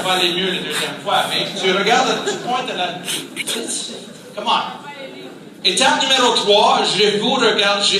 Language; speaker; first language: French; non-native, fluent; English